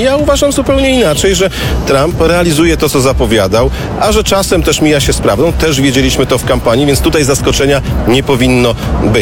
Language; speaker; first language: Polish; native; Polish